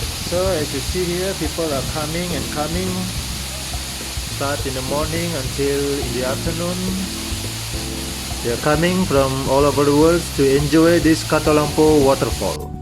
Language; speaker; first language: English; non-native, local second language; Indonesian